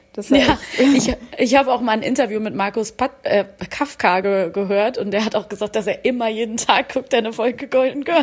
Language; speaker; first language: German; native; German